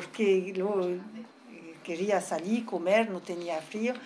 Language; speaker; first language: Spanish; early bilingual, heritage; French